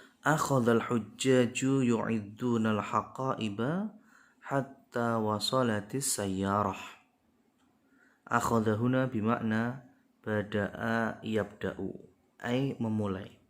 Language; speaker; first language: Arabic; non-native, fluent; Indonesian